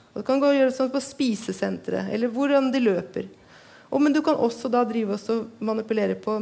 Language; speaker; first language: Norwegian; native; Norwegian